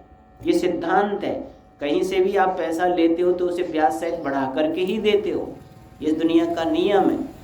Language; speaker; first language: Hindi; native; Hindi